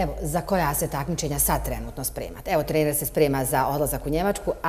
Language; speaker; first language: Serbian; native; Serbian